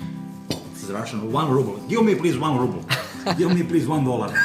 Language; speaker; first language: English; non-native, learner; Russian